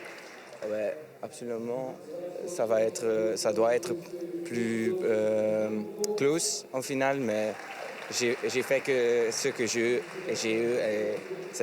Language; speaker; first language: French; non-native, local second language; Dutch